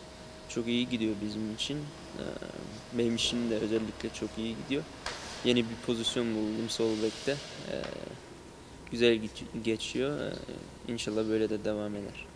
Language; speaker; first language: Turkish; early bilingual, heritage; Turkish